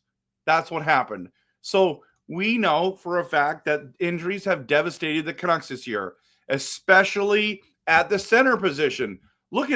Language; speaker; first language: English; native; English